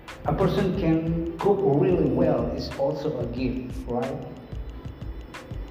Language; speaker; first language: English; non-native, learner; Indonesian